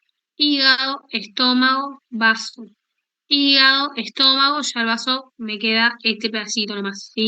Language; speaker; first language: Spanish; native; Spanish